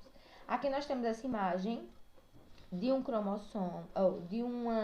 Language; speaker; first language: Portuguese; native; Portuguese